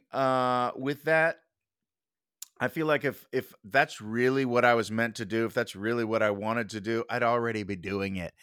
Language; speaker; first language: English; native; English